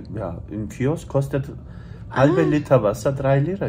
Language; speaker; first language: German; early bilingual, other home language; Turkish